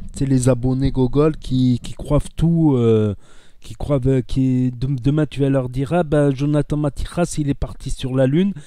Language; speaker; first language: French; native; French